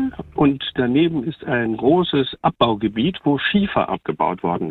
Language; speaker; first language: German; native; German